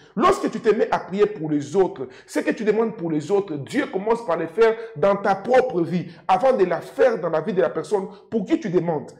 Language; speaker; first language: French; non-native, local second language; Lingala